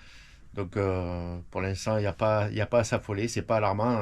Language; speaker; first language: French; native; French